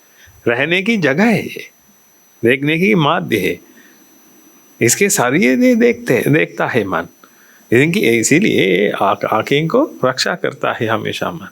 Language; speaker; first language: Hindi; non-native, fluent; Sinhala